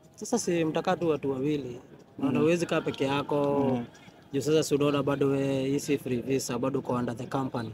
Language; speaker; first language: Swahili; non-native, local second language; Kikuyu